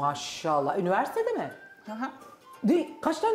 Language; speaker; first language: Turkish; native; Turkish